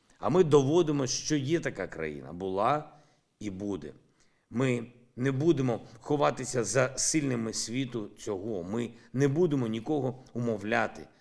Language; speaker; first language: Ukrainian; non-native, local second language; Russian